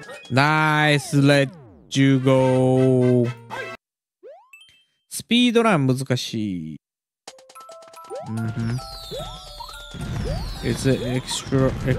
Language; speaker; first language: English; non-native, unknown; Japanese